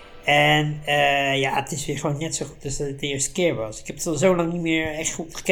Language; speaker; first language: Dutch; native; Dutch